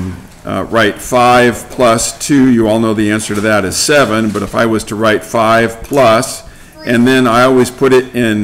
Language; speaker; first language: English; native; English